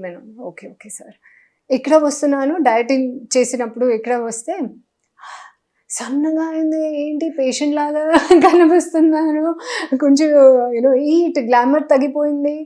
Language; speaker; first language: Telugu; non-native, learner; Hindi